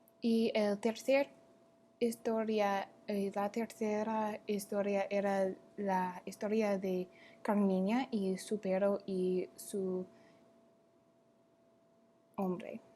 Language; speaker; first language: Spanish; non-native, learner; English